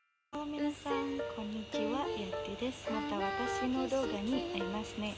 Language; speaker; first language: Japanese; non-native, learner; Indonesian